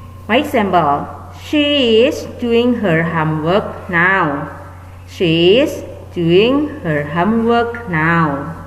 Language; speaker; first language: English; non-native, fluent; Indonesian